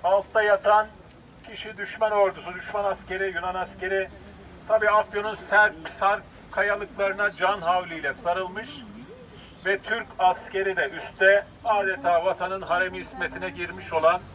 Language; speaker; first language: Turkish; native; Turkish